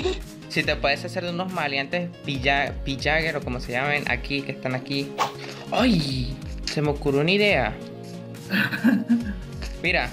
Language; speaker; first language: Spanish; native; Spanish